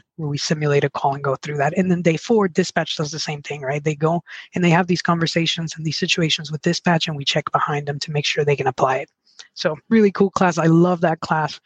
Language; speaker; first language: English; early bilingual, other home language; Spanish